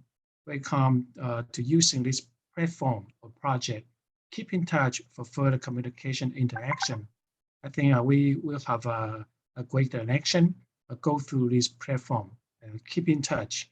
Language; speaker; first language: English; non-native, fluent; Chinese